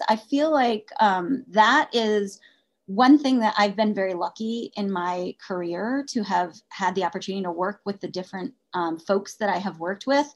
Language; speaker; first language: English; native; English